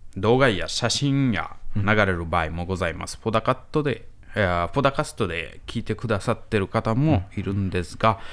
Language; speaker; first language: Japanese; non-native, learner; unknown